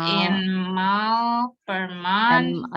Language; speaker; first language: Dutch; non-native, learner; Indonesian